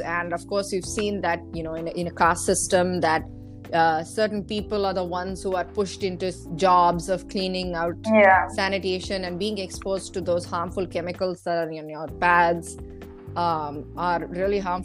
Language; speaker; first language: English; non-native, local second language; Tamil